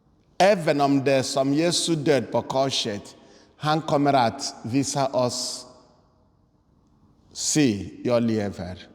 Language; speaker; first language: Swedish; non-native, fluent; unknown